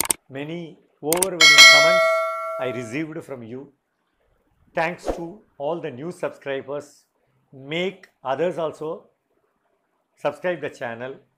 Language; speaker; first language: English; non-native, local second language; Tamil